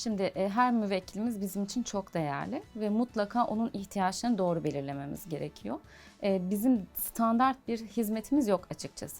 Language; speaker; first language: Turkish; native; Turkish